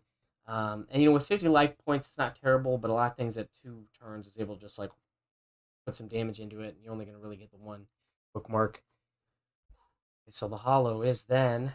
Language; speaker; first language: English; native; English